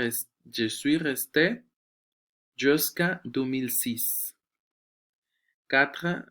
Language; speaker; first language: French; non-native, fluent; Spanish